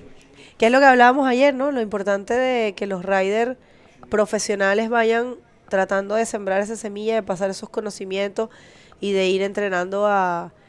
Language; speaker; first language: Spanish; native; Spanish